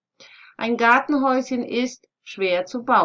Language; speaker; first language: German; non-native, fluent; Spanish